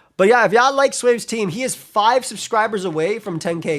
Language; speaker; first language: English; native; English